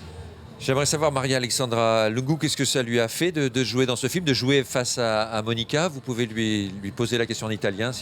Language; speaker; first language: French; native; French